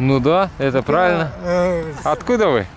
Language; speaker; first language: Russian; non-native, local second language; Kazakh